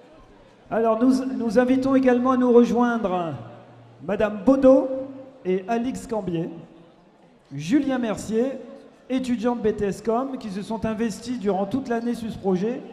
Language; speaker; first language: French; native; French